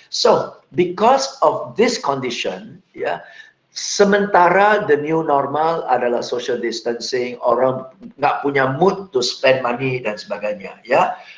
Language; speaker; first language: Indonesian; non-native, fluent; English